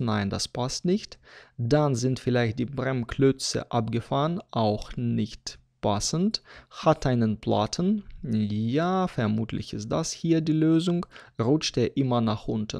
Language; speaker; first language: German; non-native, fluent; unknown